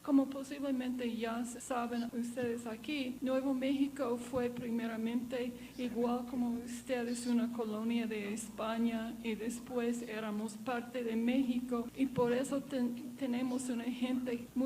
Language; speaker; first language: Spanish; non-native, fluent; English